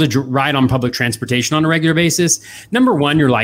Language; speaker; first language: English; native; English